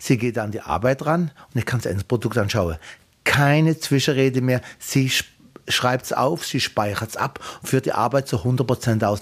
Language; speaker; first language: German; native; German